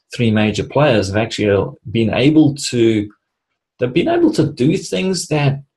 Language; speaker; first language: English; native; English